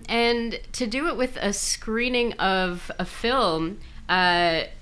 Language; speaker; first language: English; native; English